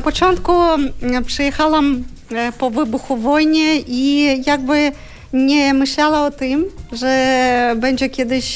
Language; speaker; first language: Polish; non-native, learner; Ukrainian